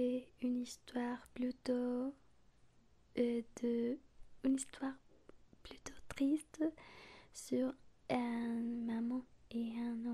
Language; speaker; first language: French; non-native, learner; Spanish